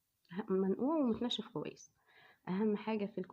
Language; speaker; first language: Arabic; native; Arabic